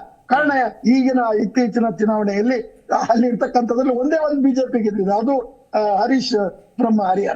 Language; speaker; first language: Kannada; native; Kannada